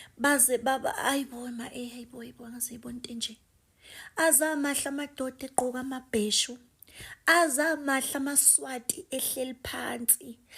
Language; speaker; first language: Zulu; native; Zulu